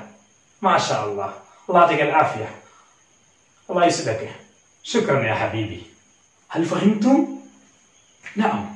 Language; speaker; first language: Arabic; non-native, learner; Malayalam